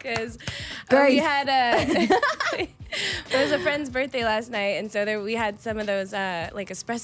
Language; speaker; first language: English; native; English